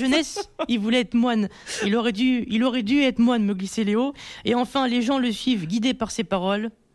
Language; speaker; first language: French; native; French